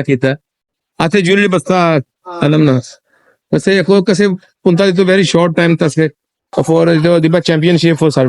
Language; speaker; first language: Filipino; non-native, learner; Urdu